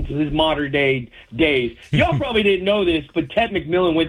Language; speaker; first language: English; native; English